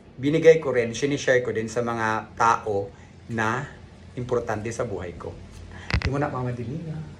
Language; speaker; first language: Filipino; non-native, local second language; Cebuano